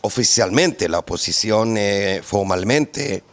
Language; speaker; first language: Spanish; non-native, fluent; Hebrew